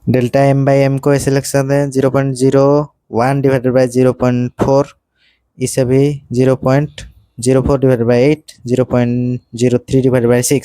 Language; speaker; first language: Hindi; native; Hindi